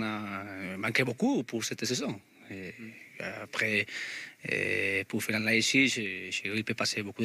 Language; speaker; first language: French; non-native, learner; Spanish